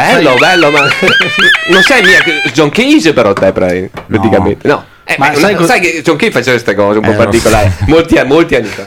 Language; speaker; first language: Italian; native; Italian